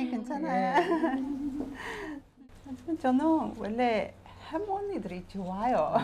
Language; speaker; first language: Korean; non-native, fluent; Burmese